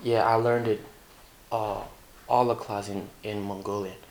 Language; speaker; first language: English; non-native, learner; Mongolian